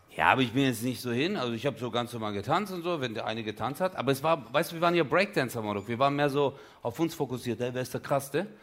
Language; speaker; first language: German; early bilingual, other home language; Turkish